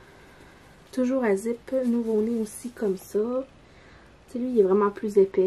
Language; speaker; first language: French; native; French